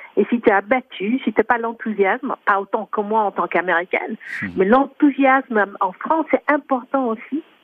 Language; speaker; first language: French; non-native, fluent; English